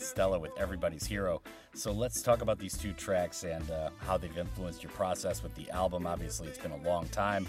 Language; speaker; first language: English; native; English